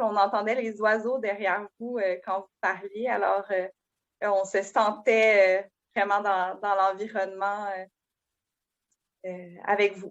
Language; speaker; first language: French; native; French